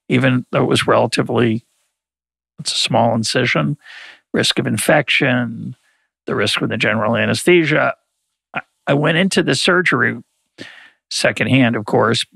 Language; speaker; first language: English; native; English